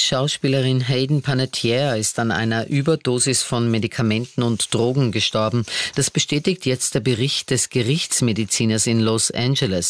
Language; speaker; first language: German; native; German